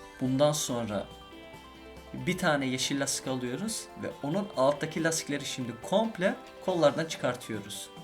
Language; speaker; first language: Turkish; early bilingual, heritage; Turkish